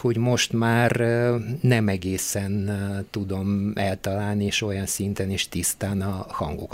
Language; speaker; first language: Hungarian; non-native, fluent; Bulgarian